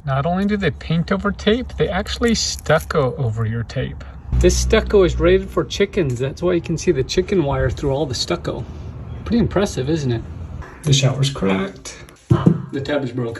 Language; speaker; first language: English; native; English